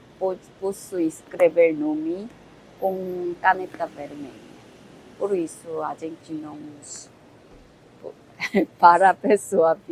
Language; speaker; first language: Portuguese; non-native, learner; Korean